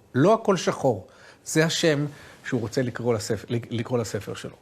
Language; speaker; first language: Hebrew; native; Hebrew